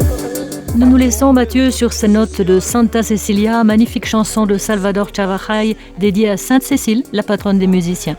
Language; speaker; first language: French; native; French